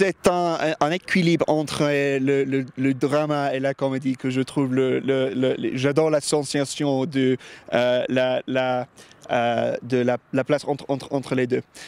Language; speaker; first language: French; non-native, learner; English